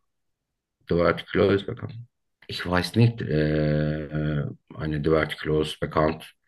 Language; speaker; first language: German; non-native, learner; Turkish